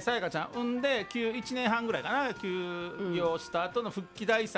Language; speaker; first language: Japanese; native; Japanese